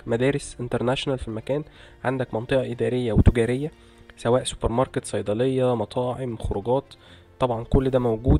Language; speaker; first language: Arabic; native; Arabic